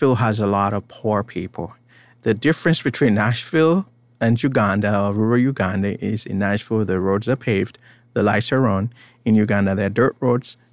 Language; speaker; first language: English; non-native, local second language; Ganda